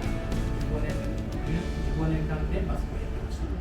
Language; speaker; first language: Japanese; non-native, fluent; Filipino